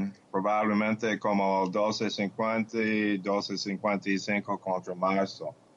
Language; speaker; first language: Portuguese; non-native, fluent; English